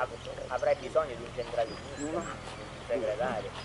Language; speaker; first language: Italian; native; Italian